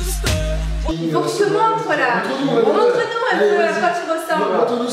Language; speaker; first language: French; native; French